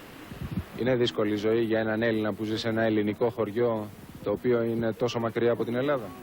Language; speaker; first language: Greek; native; Greek